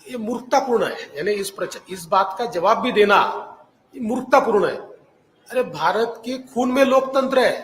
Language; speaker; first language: Hindi; non-native, local second language; Marathi